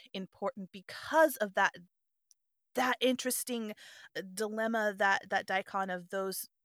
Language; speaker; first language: English; native; English